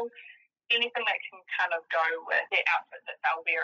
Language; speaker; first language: English; native; English